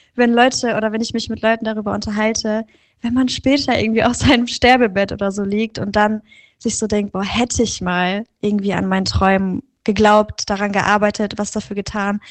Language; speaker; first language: German; native; German